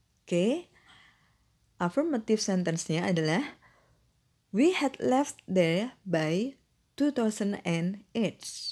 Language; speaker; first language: English; non-native, fluent; Indonesian